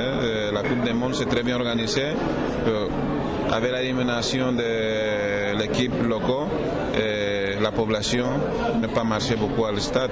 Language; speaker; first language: French; non-native, learner; Spanish